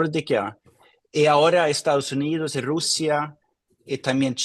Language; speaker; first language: Spanish; non-native, fluent; Swedish